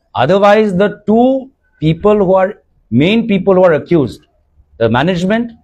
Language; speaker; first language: English; non-native, local second language; Assamese